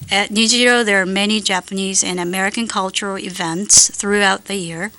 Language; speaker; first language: English; non-native, fluent; Japanese